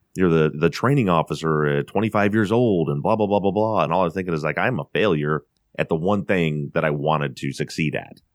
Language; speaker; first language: English; native; English